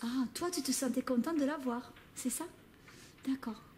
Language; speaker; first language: French; native; French